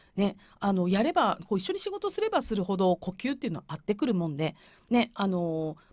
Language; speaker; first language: Japanese; native; Japanese